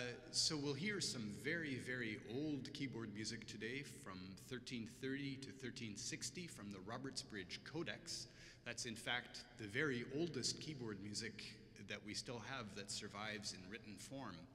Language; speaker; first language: English; native; English